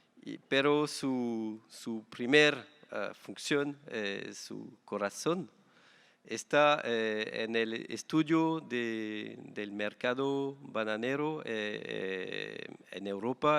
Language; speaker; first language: Spanish; non-native, fluent; French